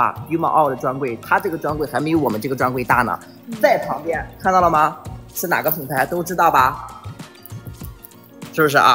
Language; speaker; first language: Chinese; native; Chinese